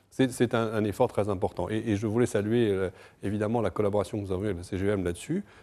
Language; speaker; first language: French; non-native, fluent; Portuguese